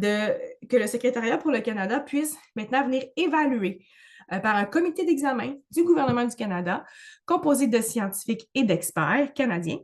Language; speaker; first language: French; native; French